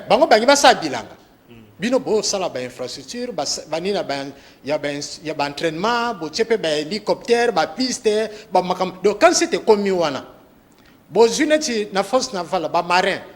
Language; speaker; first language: Lingala; native; Lingala